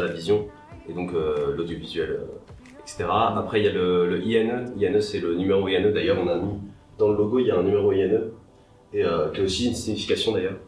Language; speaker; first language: French; native; French